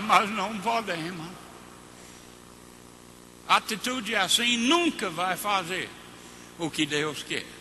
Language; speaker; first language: Portuguese; non-native, fluent; English